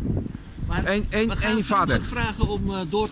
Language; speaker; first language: Dutch; native; Dutch